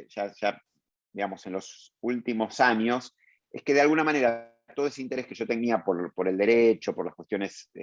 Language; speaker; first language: Spanish; native; Spanish